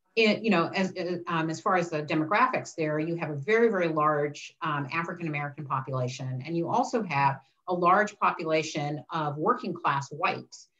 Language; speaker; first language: English; native; English